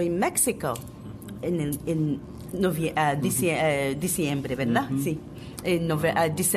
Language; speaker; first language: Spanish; non-native, fluent; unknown